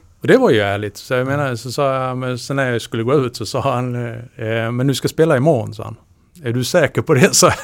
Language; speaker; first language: Swedish; native; Swedish